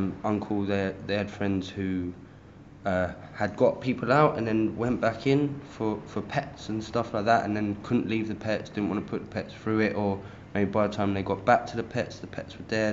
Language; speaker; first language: English; native; English